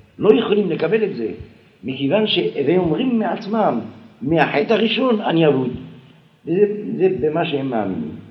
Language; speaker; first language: Hebrew; non-native, fluent; French